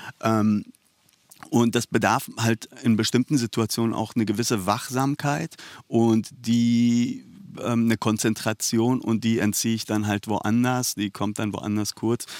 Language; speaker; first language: German; early bilingual, other home language; Persian